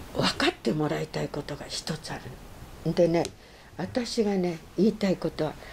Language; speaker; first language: Japanese; native; Japanese